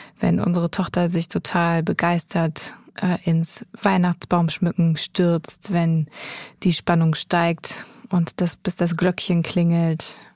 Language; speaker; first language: German; native; German